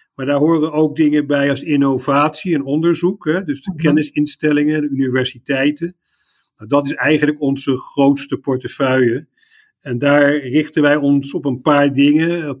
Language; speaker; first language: Dutch; native; Dutch